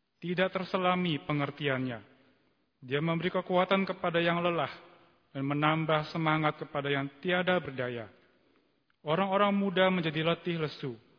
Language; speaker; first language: Indonesian; native; Indonesian